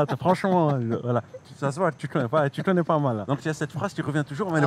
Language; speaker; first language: French; native; French